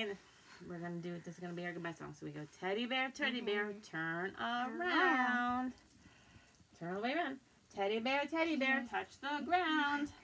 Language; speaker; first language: English; native; English